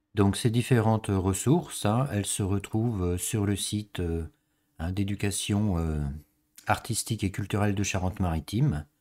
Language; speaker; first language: French; native; French